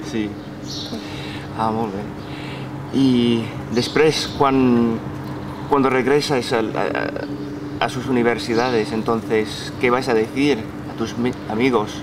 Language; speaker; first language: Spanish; non-native, learner; English